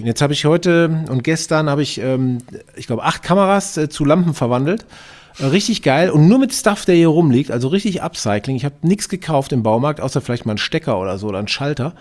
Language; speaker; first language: German; native; German